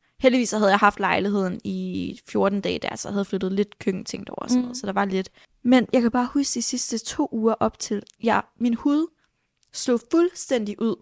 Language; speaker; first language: Danish; native; Danish